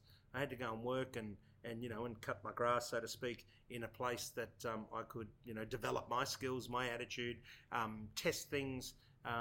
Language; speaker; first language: English; native; English